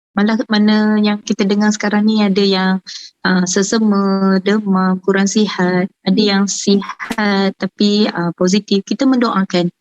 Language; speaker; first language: Malay; native; Malay